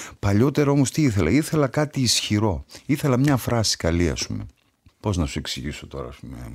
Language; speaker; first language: Greek; native; Greek